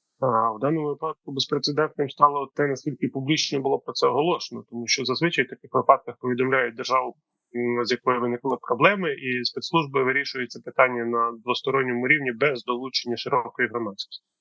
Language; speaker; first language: Ukrainian; native; Ukrainian